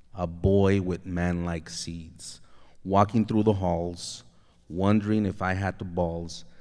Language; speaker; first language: English; native; English